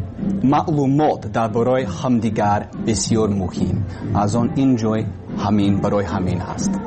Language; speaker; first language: Persian; non-native, learner; English